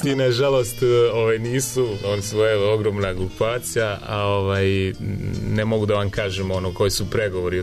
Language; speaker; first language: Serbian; non-native, fluent; Italian